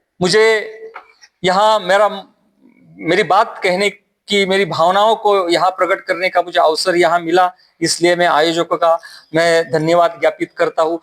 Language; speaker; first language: Hindi; non-native, local second language; Marathi